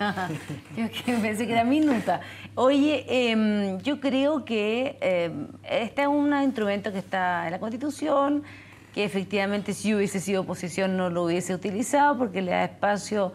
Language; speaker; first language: Spanish; native; Spanish